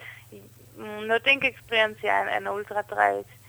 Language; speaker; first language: Catalan; non-native, fluent; Dutch